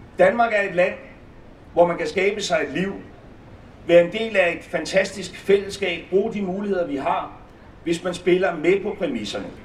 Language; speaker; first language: Danish; native; Danish